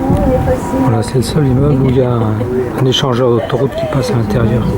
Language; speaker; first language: French; native; French